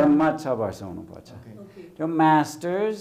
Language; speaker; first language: Nepali; non-native, fluent; English